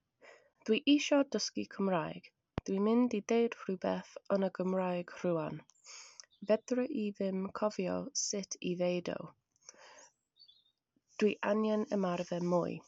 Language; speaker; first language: Welsh; non-native, learner; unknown